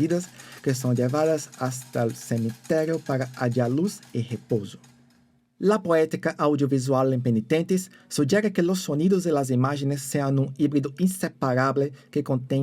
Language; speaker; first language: Spanish; non-native, fluent; Portuguese